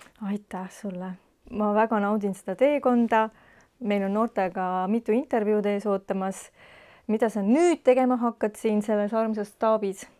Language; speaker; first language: Estonian; native; Estonian